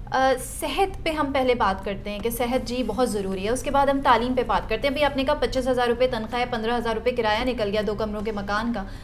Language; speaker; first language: Urdu; native; Urdu